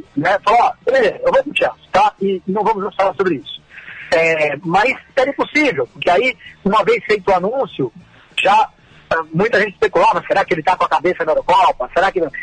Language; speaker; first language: Portuguese; native; Portuguese